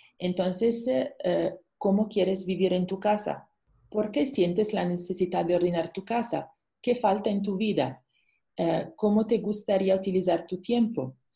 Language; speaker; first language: Spanish; non-native, fluent; Italian